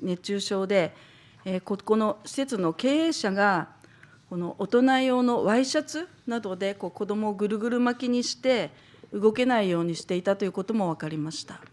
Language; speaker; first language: Japanese; native; Japanese